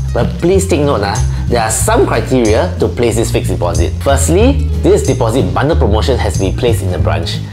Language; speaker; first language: English; native; English